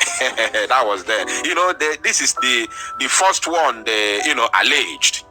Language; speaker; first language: English; non-native, local second language; Igbo